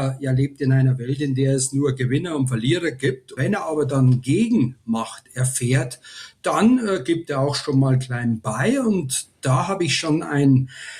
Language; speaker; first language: German; native; German